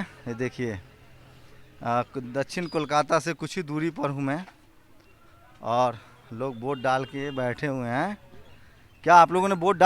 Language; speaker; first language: Hindi; native; Hindi